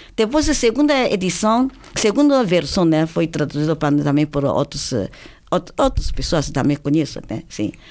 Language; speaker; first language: Portuguese; non-native, fluent; Chinese